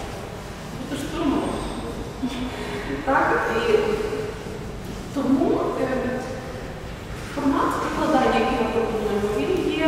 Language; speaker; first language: Ukrainian; native; Ukrainian